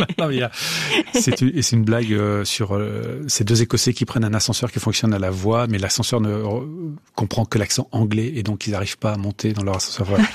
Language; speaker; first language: French; native; French